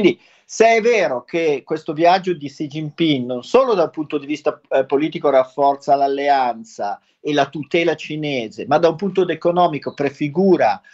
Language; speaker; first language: Italian; native; Italian